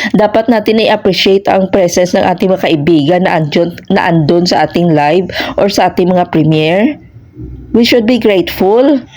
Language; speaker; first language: Filipino; non-native, local second language; Hiligaynon